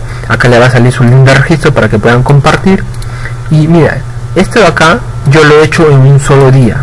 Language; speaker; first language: Spanish; native; Spanish